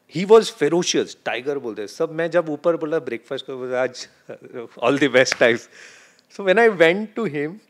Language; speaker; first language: Hindi; non-native, local second language; Malayalam